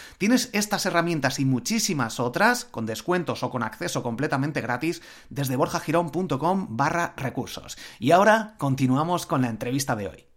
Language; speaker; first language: Spanish; native; Spanish